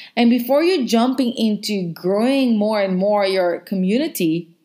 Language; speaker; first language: English; non-native, fluent; Hebrew